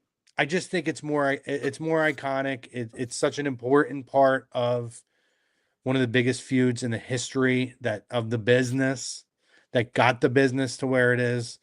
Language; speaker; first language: English; native; English